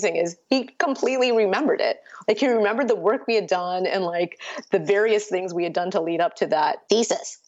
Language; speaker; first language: English; early bilingual, other home language; Urdu